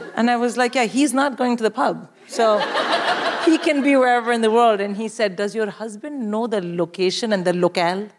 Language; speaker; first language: English; non-native, local second language; Hindi